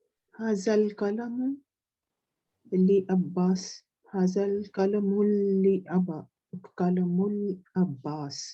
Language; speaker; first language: Arabic; non-native, learner; Urdu